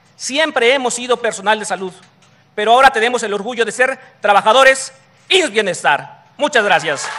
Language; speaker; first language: Spanish; native; Spanish